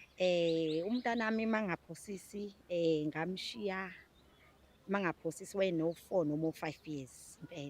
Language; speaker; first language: Zulu; native; Zulu